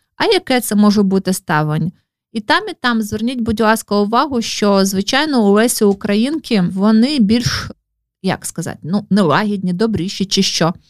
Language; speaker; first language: Ukrainian; non-native, local second language; Russian